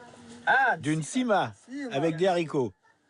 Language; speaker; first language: French; native; French